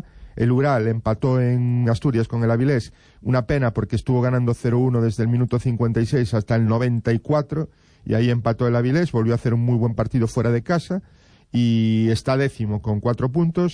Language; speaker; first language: Spanish; native; Spanish